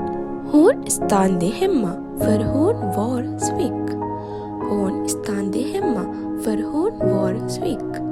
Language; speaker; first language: Swedish; non-native, learner; Sinhala